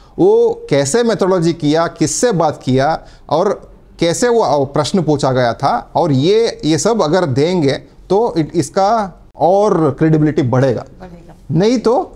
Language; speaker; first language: Hindi; non-native, local second language; Kannada